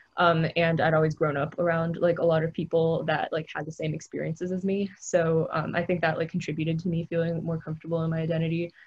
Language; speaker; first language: English; native; English